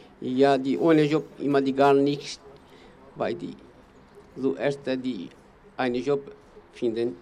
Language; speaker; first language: German; non-native, learner; Kurdish